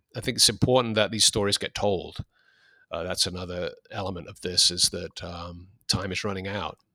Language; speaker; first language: English; native; English